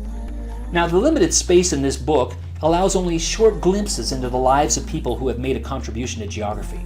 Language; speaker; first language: English; native; English